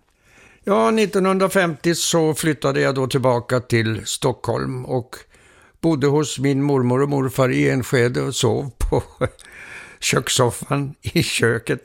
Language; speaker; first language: Swedish; early bilingual, heritage; Swedish